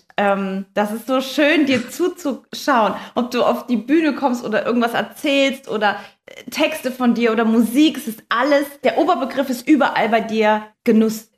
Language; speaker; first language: German; native; German